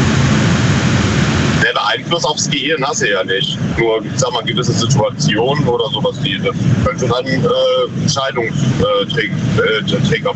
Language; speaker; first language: German; native; German